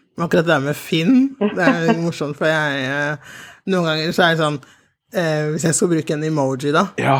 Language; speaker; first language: Norwegian; native; Norwegian